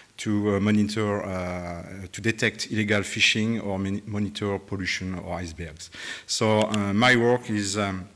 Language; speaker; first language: English; non-native, fluent; French